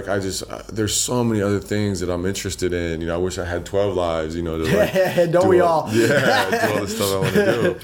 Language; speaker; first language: English; native; English